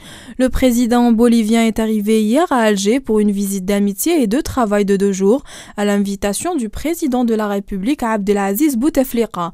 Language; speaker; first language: French; non-native, local second language; Arabic